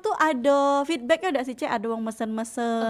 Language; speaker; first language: Indonesian; native; Indonesian